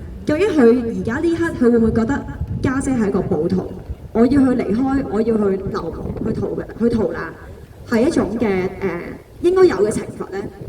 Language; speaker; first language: Cantonese; native; Cantonese